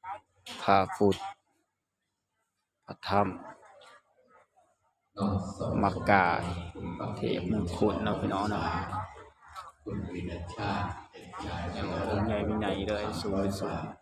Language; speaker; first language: Thai; non-native, local second language; Northeastern Thai